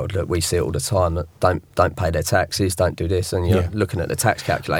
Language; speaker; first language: English; native; English